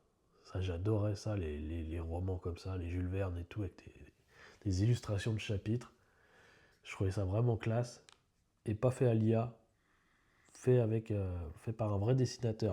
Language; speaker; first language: French; native; French